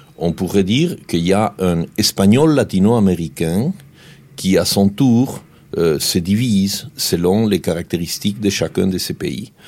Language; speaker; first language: French; non-native, fluent; Spanish